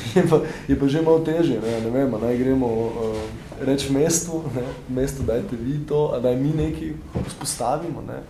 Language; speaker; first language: Slovenian; native; Slovenian